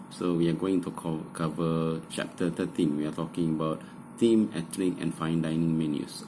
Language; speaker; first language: English; non-native, local second language; Malay